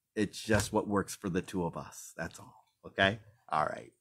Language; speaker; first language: English; native; English